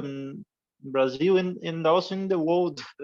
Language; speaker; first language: English; non-native, learner; Portuguese